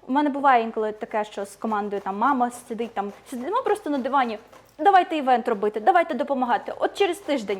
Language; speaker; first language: Ukrainian; native; Ukrainian